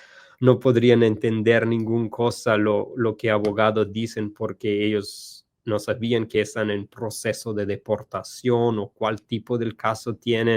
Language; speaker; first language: Spanish; non-native, learner; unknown